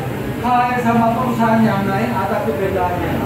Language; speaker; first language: Indonesian; non-native, learner; Korean